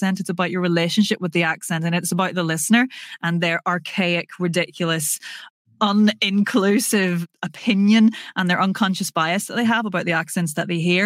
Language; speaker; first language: English; native; English